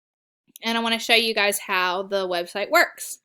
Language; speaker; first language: English; native; English